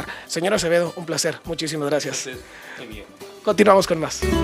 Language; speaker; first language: Spanish; native; Spanish